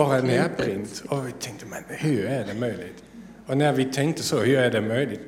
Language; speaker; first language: Swedish; non-native, fluent; German